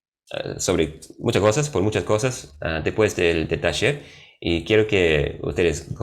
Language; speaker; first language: Spanish; non-native, fluent; English